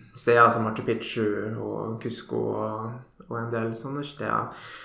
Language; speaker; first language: Norwegian; native; Norwegian